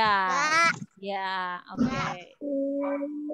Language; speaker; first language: English; non-native, fluent; Indonesian